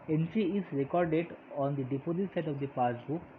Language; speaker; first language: English; non-native, local second language; Bangla